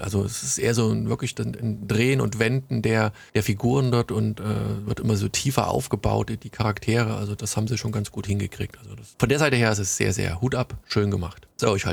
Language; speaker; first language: German; native; German